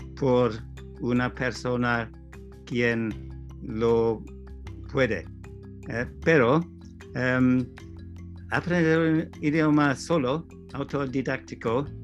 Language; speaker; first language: Spanish; non-native, learner; English